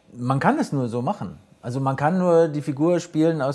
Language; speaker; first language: German; native; German